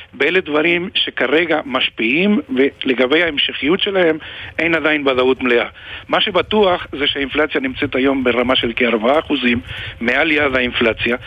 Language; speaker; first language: Hebrew; non-native, fluent; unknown